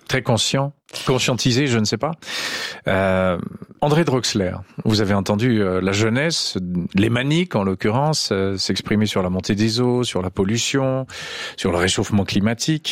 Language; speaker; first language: French; native; French